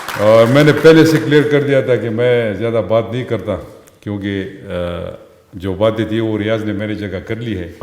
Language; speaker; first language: Urdu; non-native, local second language; Pashto